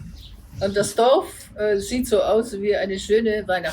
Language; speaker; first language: German; native; German